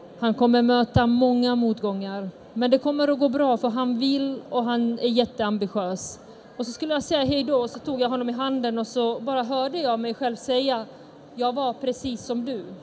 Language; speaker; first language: Swedish; early bilingual, other home language; Bosnian